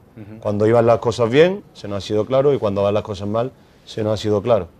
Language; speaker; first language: Spanish; native; Spanish